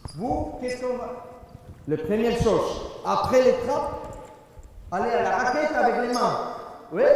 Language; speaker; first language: French; non-native, learner; Spanish